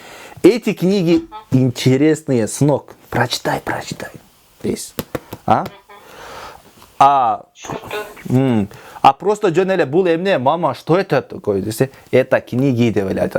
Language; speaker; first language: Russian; non-native, local second language; Kyrgyz